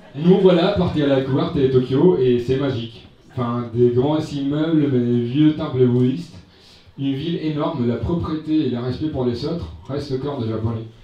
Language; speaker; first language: French; non-native, fluent; Spanish